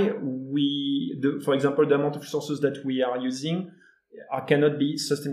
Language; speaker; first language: English; non-native, fluent; French